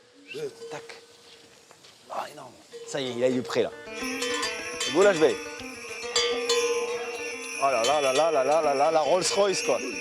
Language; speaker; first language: French; native; French